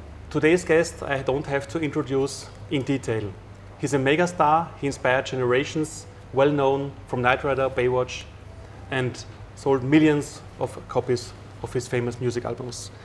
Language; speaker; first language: English; non-native, fluent; German